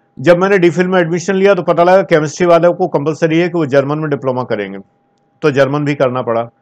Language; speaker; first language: Hindi; native; Hindi